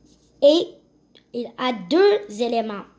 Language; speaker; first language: French; native; French